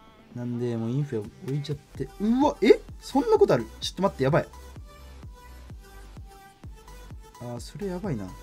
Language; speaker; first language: Japanese; native; Japanese